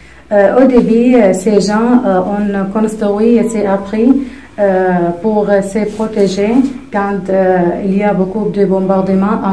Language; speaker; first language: French; non-native, fluent; Arabic